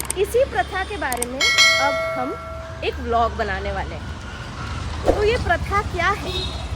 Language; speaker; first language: Hindi; non-native, local second language; Konkani